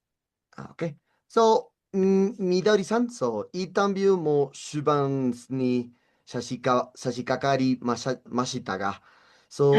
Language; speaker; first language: Japanese; non-native, learner; Spanish